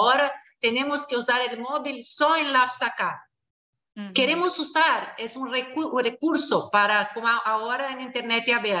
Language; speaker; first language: Spanish; non-native, fluent; Portuguese